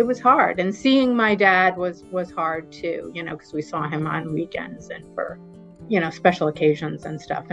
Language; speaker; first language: English; native; English